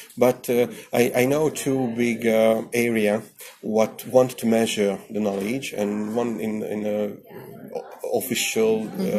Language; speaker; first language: English; non-native, learner; Hungarian